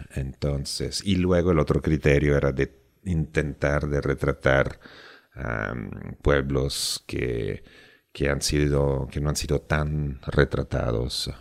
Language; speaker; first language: Spanish; non-native, fluent; Italian